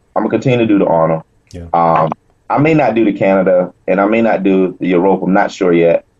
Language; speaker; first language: English; native; English